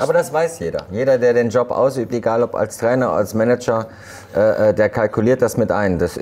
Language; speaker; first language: German; native; German